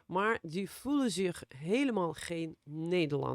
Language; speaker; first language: Dutch; non-native, fluent; Russian